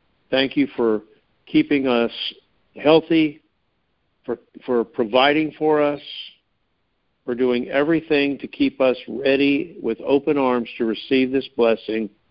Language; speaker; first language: English; native; English